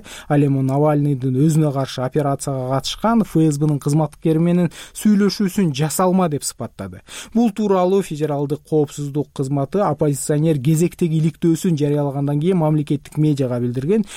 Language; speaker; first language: Kyrgyz; native; Kyrgyz